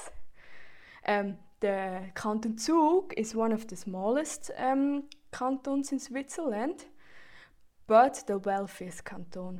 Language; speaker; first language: English; non-native, fluent; Swiss German